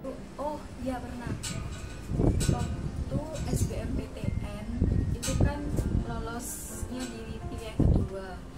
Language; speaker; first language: Indonesian; native; Indonesian